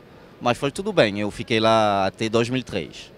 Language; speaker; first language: Portuguese; non-native, fluent; French